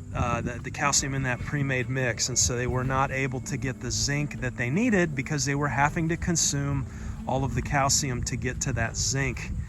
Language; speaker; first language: English; native; English